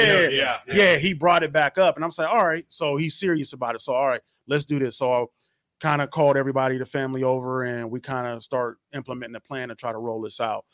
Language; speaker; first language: English; native; English